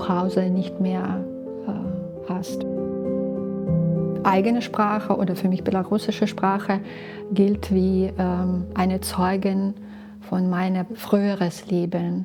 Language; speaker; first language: German; non-native, fluent; Belarusian